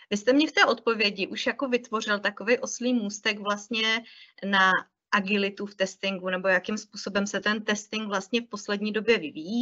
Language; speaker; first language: Czech; native; Czech